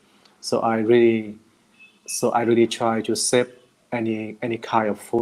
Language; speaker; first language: English; non-native, learner; Vietnamese